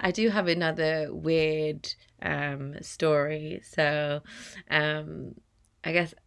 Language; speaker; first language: English; native; English